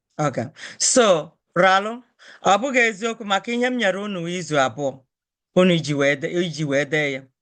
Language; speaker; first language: Igbo; native; Igbo